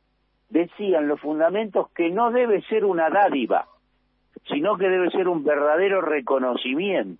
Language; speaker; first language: Spanish; native; Spanish